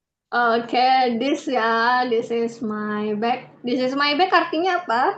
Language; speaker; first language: English; non-native, fluent; Indonesian